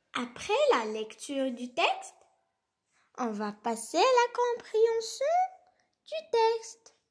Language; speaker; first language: French; non-native, local second language; Arabic